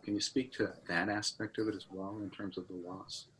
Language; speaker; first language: English; native; English